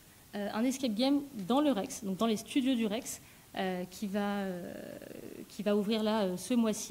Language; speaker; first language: French; native; French